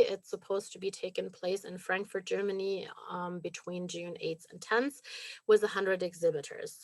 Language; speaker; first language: English; non-native, fluent; German